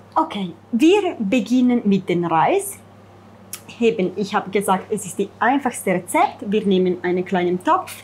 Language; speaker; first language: German; non-native, fluent; Italian